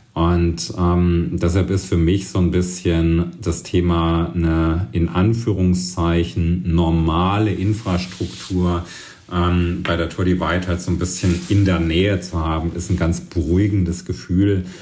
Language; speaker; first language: German; native; German